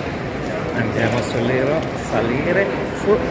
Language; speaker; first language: Italian; non-native, learner; Filipino